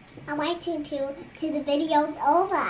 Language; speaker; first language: English; native; English